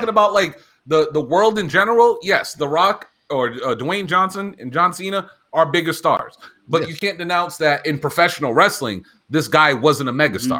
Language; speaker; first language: English; native; English